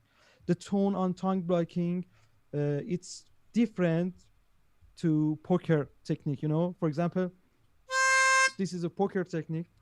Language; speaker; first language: English; non-native, learner; Persian